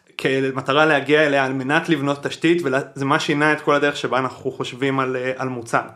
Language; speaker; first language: Hebrew; native; Hebrew